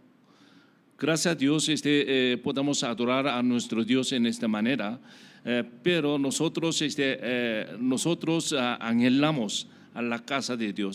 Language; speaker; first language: Spanish; non-native, learner; Korean